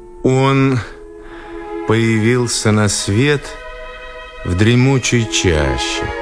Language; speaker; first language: Russian; native; Russian